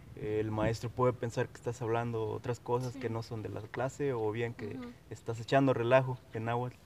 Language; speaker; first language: Spanish; non-native, local second language; Nahuatl languages